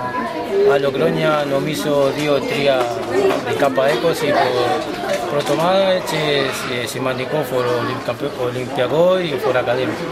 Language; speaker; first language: Greek; non-native, learner; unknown